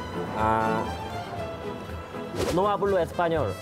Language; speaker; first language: Spanish; non-native, learner; Korean